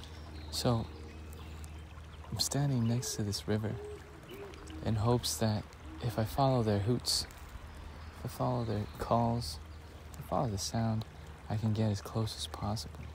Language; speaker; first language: English; native; English